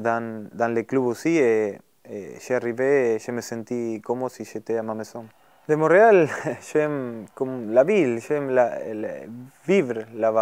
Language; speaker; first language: French; non-native, learner; Spanish